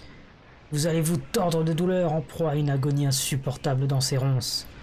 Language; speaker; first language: French; native; French